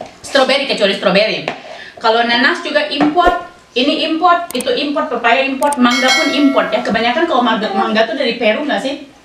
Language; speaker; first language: Indonesian; native; Indonesian